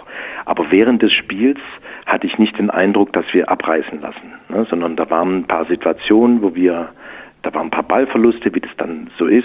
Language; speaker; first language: German; native; German